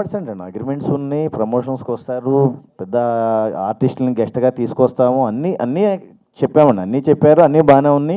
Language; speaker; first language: Telugu; native; Telugu